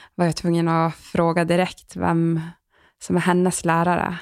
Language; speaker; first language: Swedish; native; Swedish